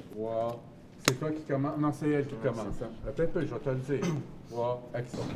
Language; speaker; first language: French; native; French